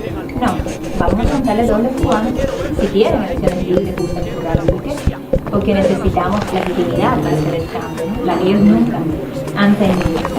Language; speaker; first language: Spanish; native; Spanish